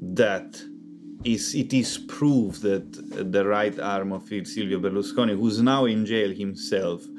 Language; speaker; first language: English; non-native, fluent; Italian